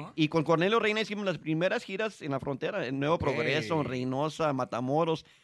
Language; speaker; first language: Spanish; early bilingual, heritage; Spanish